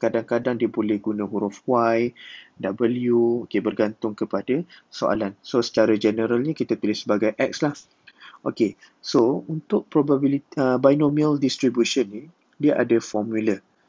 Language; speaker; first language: Malay; native; Malay